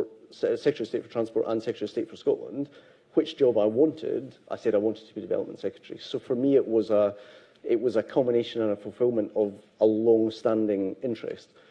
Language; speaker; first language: English; native; English